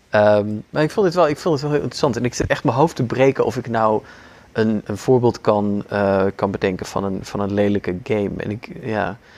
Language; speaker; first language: Dutch; native; Dutch